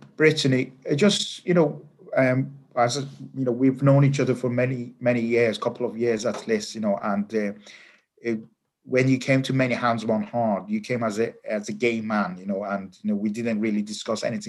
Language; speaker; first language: English; non-native, fluent; Persian